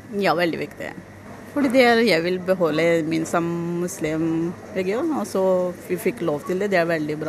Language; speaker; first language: Norwegian; non-native, learner; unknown